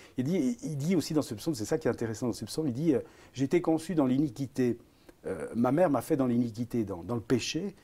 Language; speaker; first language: French; early bilingual, other home language; Italian